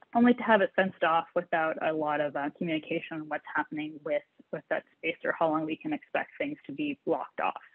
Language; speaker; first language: English; native; English